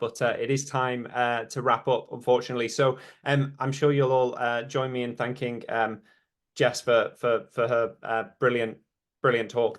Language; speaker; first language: English; native; English